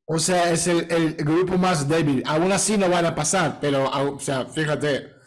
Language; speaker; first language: Spanish; non-native, fluent; Russian